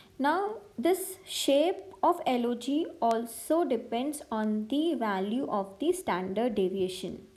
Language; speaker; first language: English; non-native, local second language; Hindi